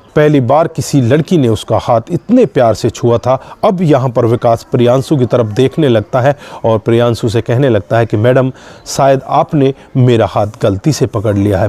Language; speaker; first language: Hindi; native; Hindi